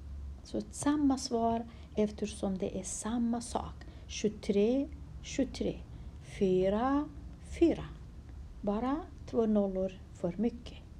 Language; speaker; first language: Swedish; non-native, fluent; Kurdish